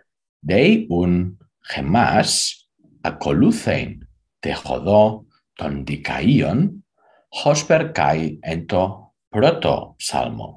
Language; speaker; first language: Greek; non-native, fluent; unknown